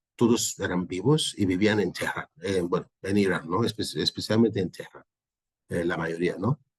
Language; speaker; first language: Spanish; non-native, fluent; Persian